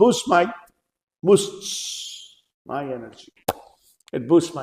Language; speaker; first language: English; non-native, local second language; Hindi